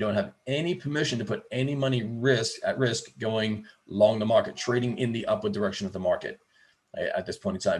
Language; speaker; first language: English; native; English